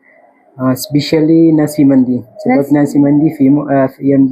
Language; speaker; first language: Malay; non-native, fluent; Arabic